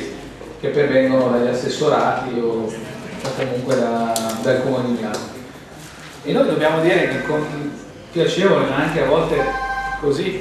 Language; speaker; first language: Italian; native; Italian